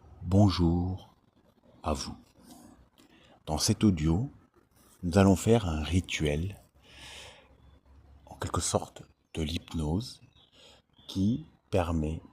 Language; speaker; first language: French; native; French